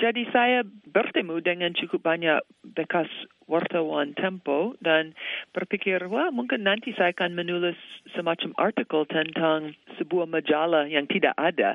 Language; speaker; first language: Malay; non-native, fluent; English